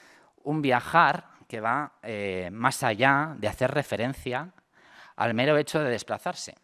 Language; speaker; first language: Spanish; native; Spanish